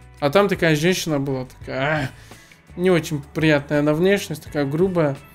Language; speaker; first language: Russian; early bilingual, other home language; Azerbaijani